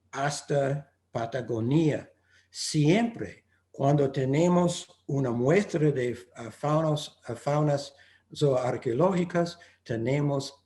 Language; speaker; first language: Spanish; non-native, fluent; English